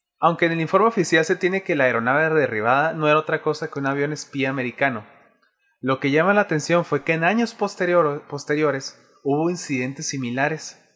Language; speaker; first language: Spanish; native; Spanish